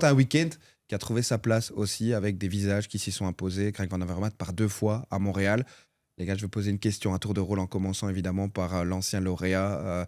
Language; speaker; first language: French; native; French